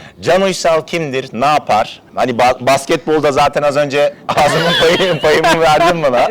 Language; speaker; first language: Turkish; early bilingual, heritage; Turkish